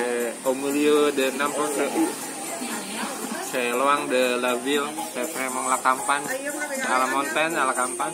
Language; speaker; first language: French; non-native, learner; Indonesian